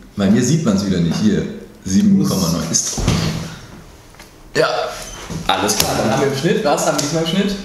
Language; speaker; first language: German; native; German